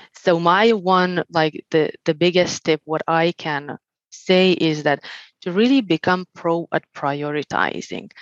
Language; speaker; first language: English; non-native, fluent; Lithuanian